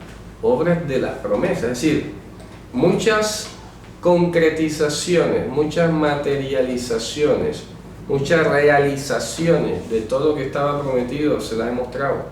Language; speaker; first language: Spanish; native; Spanish